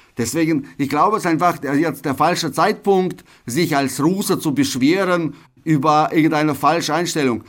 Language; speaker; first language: German; non-native, fluent; Russian